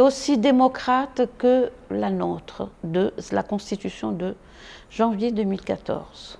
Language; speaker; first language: French; non-native, local second language; Arabic